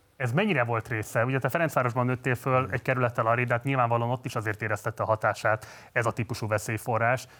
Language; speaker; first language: Hungarian; native; Hungarian